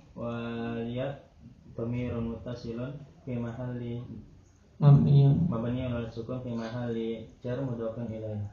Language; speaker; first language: Arabic; non-native, learner; Indonesian